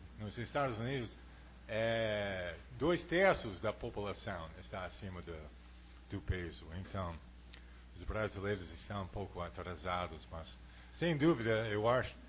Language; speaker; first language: Portuguese; non-native, fluent; English